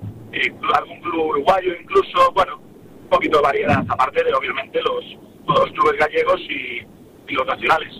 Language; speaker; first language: Spanish; native; Spanish